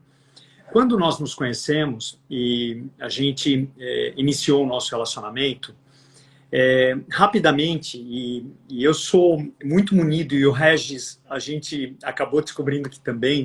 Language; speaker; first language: Portuguese; native; Portuguese